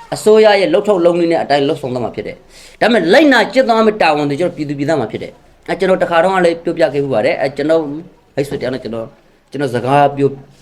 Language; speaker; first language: Burmese; non-native, local second language; Rohingya